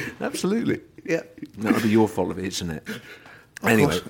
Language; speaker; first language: English; native; English